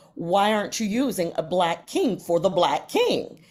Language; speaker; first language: English; native; English